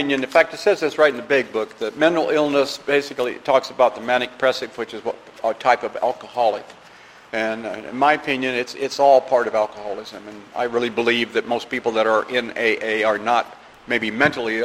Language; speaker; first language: English; native; English